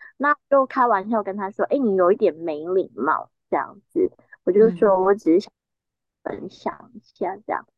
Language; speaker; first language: Chinese; native; Chinese